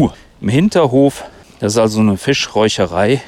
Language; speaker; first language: German; native; German